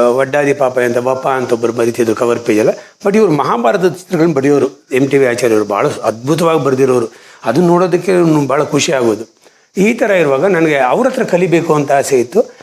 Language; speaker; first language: Kannada; non-native, local second language; Konkani